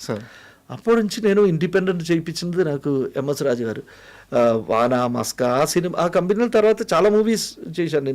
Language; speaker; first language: Telugu; non-native, fluent; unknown